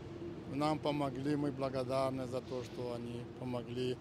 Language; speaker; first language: Russian; non-native, fluent; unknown